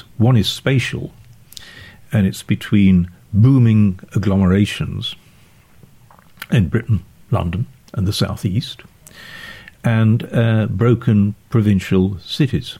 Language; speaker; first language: English; native; English